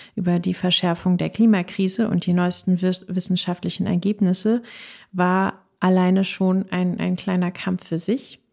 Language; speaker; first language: German; native; German